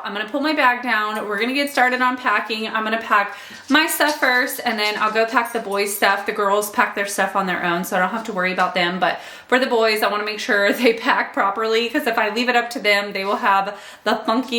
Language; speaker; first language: English; native; English